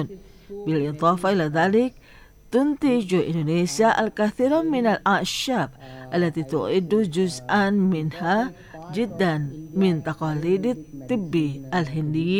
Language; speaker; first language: Arabic; non-native, fluent; Indonesian